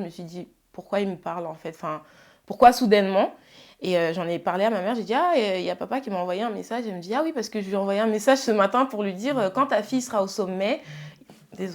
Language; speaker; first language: French; early bilingual, other home language; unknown